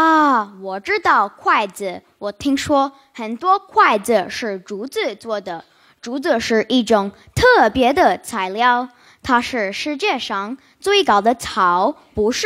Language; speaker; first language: Chinese; non-native, learner; English